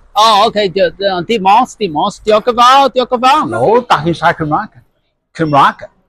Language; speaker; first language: Welsh; non-native, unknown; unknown